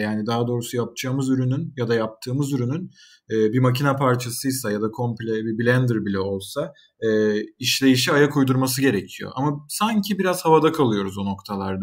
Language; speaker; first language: Turkish; native; Turkish